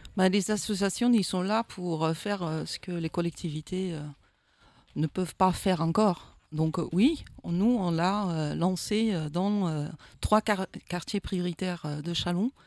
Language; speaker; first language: French; non-native, fluent; Dutch